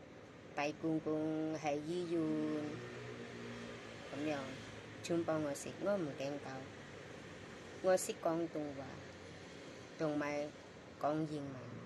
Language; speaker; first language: Cantonese; non-native, learner; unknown